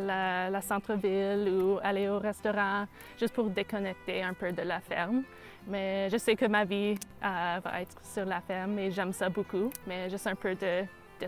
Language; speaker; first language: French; non-native, local second language; English